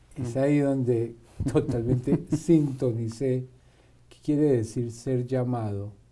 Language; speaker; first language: Spanish; native; Spanish